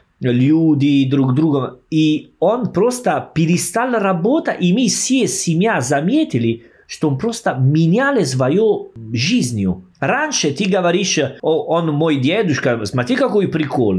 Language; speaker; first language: Russian; non-native, learner; Italian